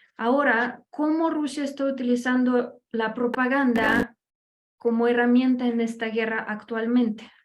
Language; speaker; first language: Spanish; non-native, fluent; Ukrainian